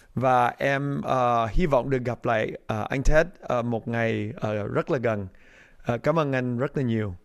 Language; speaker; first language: Vietnamese; early bilingual, heritage; Vietnamese